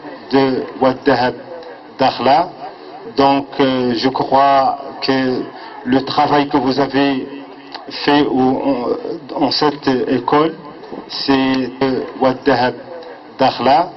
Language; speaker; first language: French; non-native, local second language; Arabic